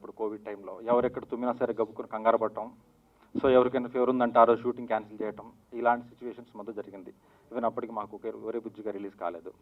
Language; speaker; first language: Telugu; native; Telugu